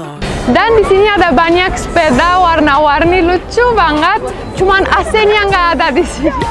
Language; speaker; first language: Indonesian; non-native, fluent; Romanian